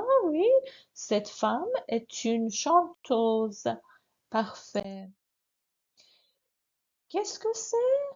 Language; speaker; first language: French; non-native, fluent; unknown